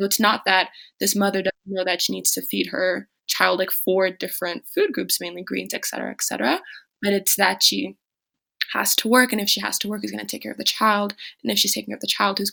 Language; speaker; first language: English; non-native, local second language; French